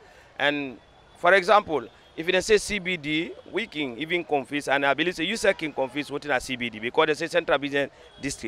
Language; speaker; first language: English; non-native, local second language; Krio